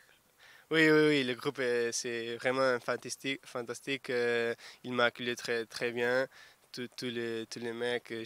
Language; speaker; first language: French; non-native, fluent; Portuguese